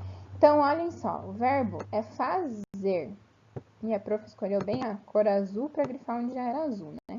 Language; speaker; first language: Portuguese; native; Portuguese